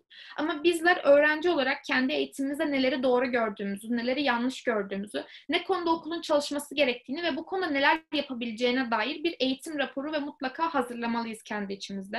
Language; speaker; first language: Turkish; native; Turkish